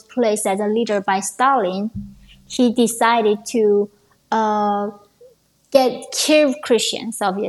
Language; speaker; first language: English; non-native, fluent; Korean